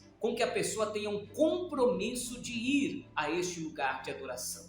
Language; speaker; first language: Portuguese; native; Portuguese